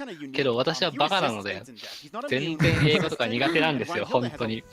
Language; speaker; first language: Japanese; native; Japanese